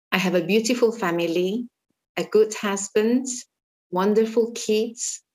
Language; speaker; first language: English; non-native, fluent; Armenian